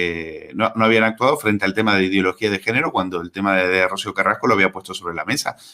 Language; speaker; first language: Spanish; native; Spanish